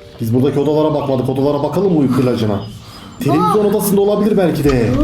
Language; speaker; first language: Turkish; native; Turkish